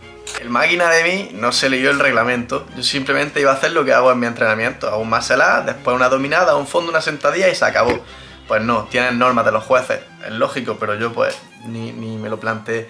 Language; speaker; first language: Spanish; native; Spanish